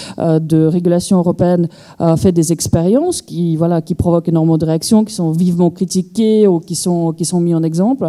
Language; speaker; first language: French; native; French